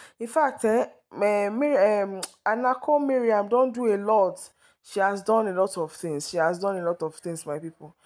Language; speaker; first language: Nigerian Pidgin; non-native, local second language; Yoruba